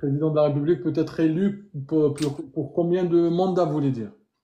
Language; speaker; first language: French; native; French